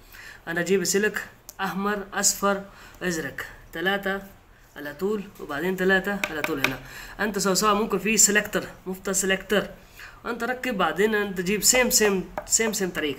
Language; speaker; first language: Arabic; non-native, learner; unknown